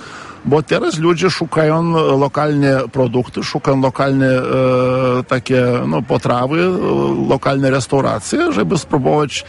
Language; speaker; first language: Polish; non-native, fluent; Lithuanian